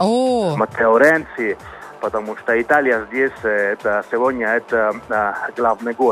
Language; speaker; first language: Russian; non-native, learner; Italian